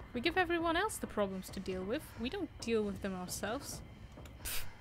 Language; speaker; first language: English; non-native, fluent; German